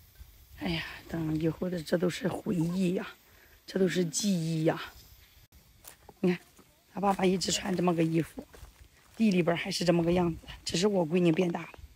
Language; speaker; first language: Chinese; native; Chinese